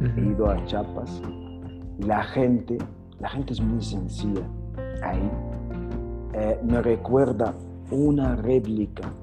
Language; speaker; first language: Spanish; non-native, fluent; Arabic